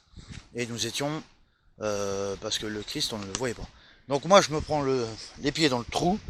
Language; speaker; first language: French; native; French